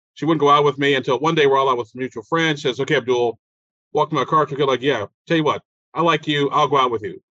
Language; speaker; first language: English; native; English